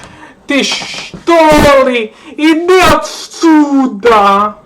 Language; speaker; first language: Russian; non-native, learner; English